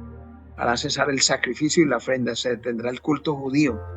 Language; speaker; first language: Spanish; native; Spanish